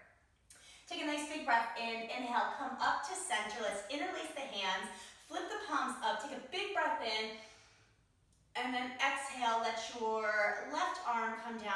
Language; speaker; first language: English; native; English